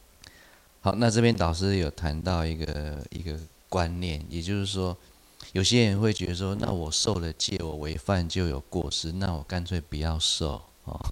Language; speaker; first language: Chinese; native; Chinese